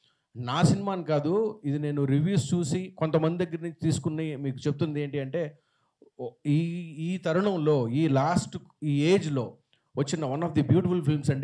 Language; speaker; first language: Telugu; native; Telugu